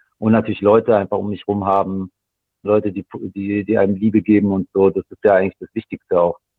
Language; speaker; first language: German; native; German